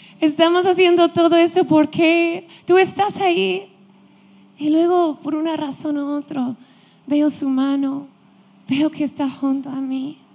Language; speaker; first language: Spanish; non-native, fluent; English